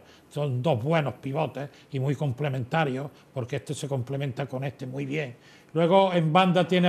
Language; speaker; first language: Spanish; native; Spanish